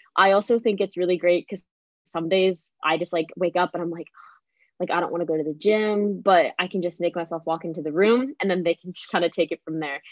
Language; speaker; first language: English; native; English